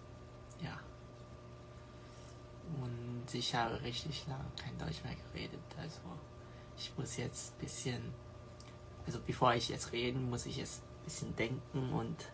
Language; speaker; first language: German; early bilingual, other home language; Chinese